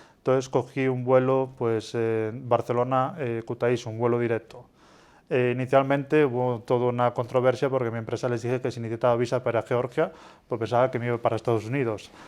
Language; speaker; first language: Spanish; native; Spanish